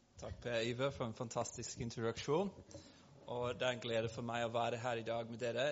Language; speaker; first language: Norwegian; non-native, fluent; English